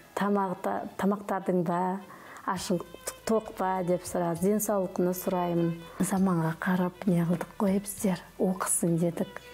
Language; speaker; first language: Kazakh; non-native, local second language; Uzbek